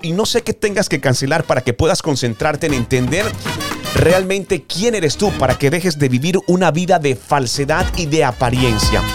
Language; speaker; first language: Spanish; native; Spanish